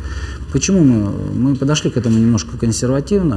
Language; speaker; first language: Russian; native; Russian